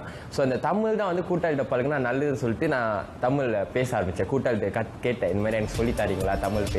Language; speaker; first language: Tamil; non-native, local second language; Malay